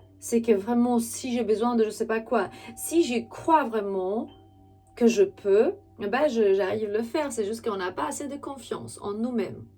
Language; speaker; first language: French; non-native, fluent; Romanian